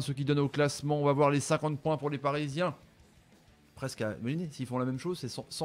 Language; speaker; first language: French; native; French